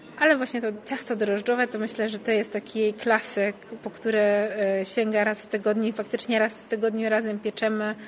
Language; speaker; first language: Polish; native; Polish